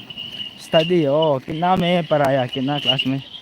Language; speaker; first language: Hindi; non-native, local second language; Thado Chin